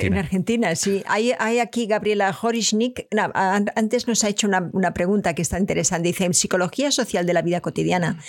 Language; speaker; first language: Spanish; native; Spanish